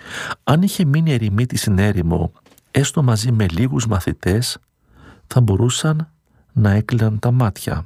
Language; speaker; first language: Greek; native; Greek